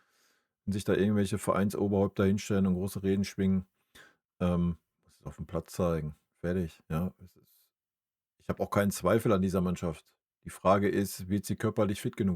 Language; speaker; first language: German; native; German